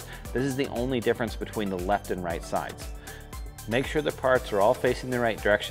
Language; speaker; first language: English; native; English